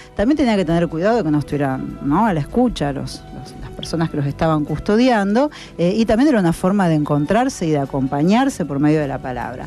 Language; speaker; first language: Spanish; native; Spanish